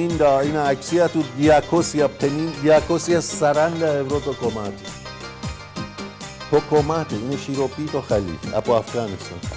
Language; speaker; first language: Greek; non-native, fluent; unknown